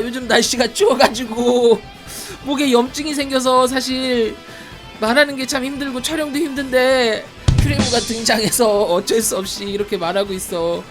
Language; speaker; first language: Korean; native; Korean